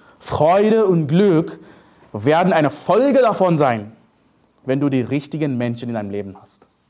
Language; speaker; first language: German; non-native, fluent; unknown